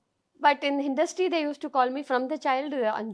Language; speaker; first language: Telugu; non-native, fluent; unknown